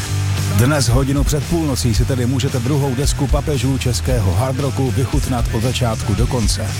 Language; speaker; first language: Czech; native; Czech